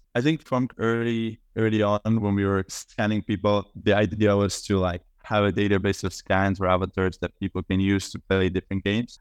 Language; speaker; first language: English; non-native, fluent; Estonian